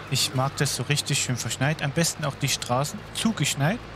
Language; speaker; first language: German; native; German